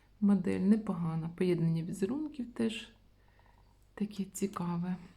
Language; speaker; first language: Ukrainian; non-native, local second language; Russian